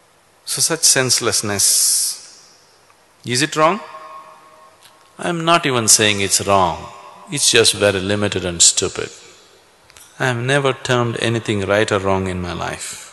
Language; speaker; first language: English; non-native, local second language; Kannada